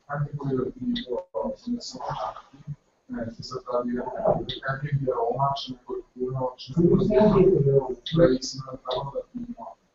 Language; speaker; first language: Italian; native; Italian